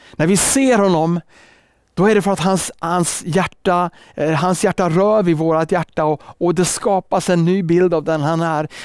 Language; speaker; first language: Swedish; native; Swedish